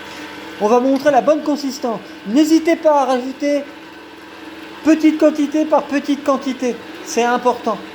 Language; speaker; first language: French; native; French